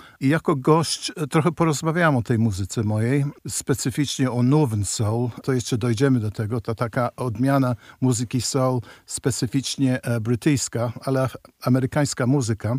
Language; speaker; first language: Polish; early bilingual, heritage; Polish